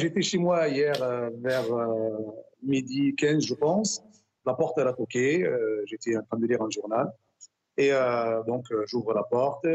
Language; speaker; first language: French; non-native, local second language; Arabic